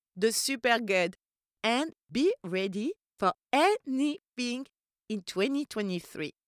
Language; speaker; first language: English; non-native, fluent; French